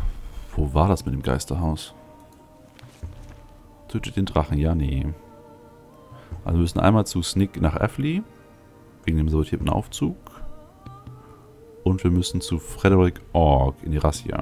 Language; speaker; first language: German; native; German